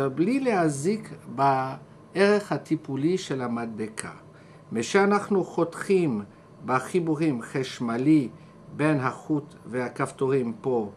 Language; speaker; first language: Hebrew; non-native, fluent; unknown